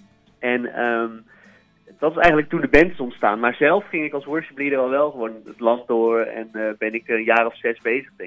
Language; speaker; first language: Dutch; native; Dutch